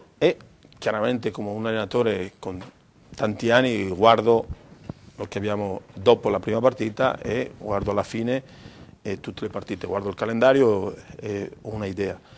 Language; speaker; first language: Italian; non-native, fluent; Spanish